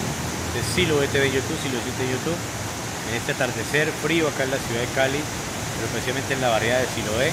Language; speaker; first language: Spanish; native; Spanish